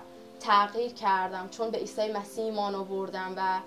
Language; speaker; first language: Persian; native; Persian